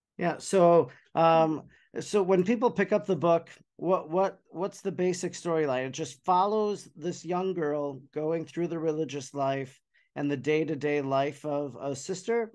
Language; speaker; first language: English; native; English